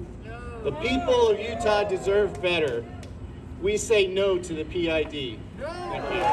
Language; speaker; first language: English; native; English